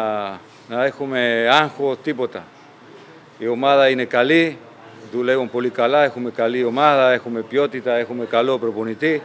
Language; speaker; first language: Greek; non-native, fluent; Spanish